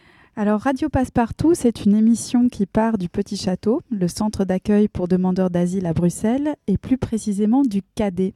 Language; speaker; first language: French; native; French